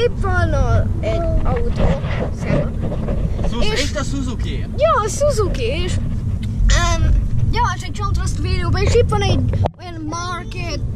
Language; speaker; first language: Hungarian; early bilingual, heritage; Hungarian